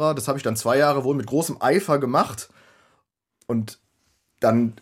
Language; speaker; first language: German; native; German